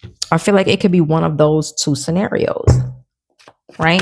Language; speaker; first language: English; native; English